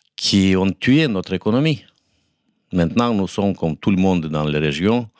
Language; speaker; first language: French; non-native, fluent; Romanian